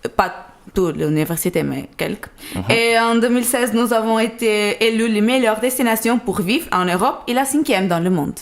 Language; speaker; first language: French; non-native, learner; Portuguese